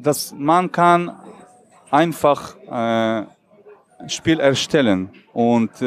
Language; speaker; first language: German; non-native, learner; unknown